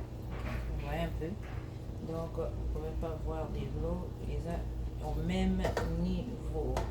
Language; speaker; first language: French; non-native, local second language; Lingala